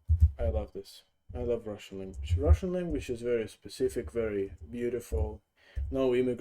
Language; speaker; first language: English; non-native, fluent; Russian